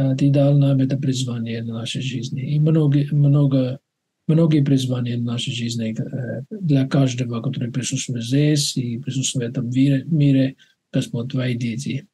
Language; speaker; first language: Russian; non-native, fluent; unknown